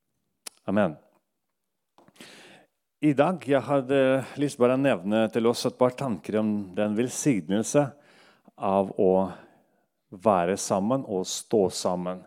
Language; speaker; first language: Norwegian; non-native, local second language; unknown